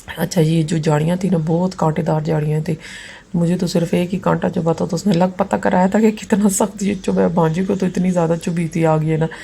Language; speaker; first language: Urdu; non-native, local second language; Punjabi